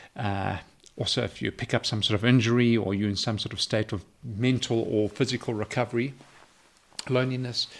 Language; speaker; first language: English; native; English